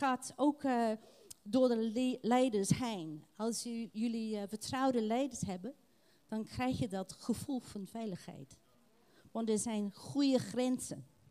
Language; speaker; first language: Dutch; non-native, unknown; English